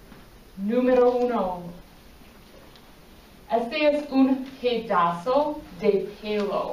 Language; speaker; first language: Spanish; non-native, fluent; English